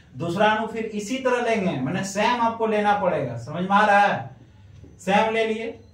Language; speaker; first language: Hindi; native; Hindi